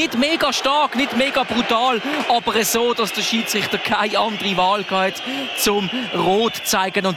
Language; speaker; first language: German; native; German